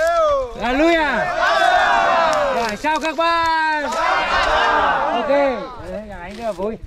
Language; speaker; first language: Portuguese; non-native, learner; Vietnamese